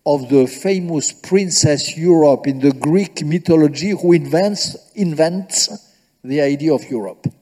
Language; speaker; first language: English; non-native, fluent; French